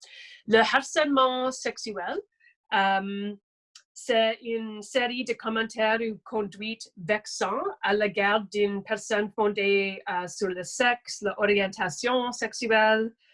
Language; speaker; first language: French; non-native, local second language; English